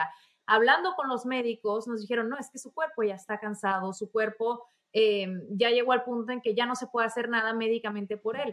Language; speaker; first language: Spanish; native; Spanish